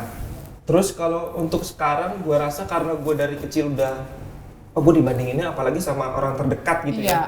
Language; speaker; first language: Indonesian; native; Indonesian